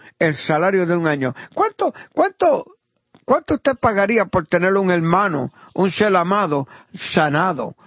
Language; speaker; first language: Spanish; non-native, fluent; Italian